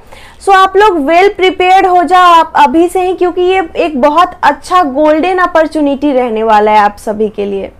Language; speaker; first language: Hindi; native; Hindi